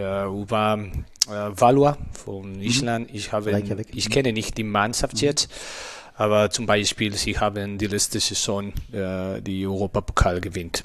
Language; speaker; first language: German; non-native, learner; Spanish